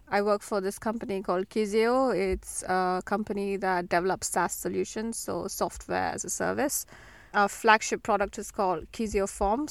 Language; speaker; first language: English; non-native, local second language; Tamil